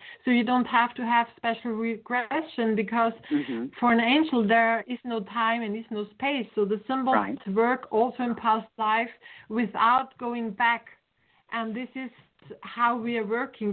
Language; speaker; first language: English; non-native, fluent; German